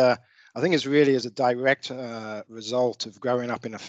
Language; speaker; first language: English; native; English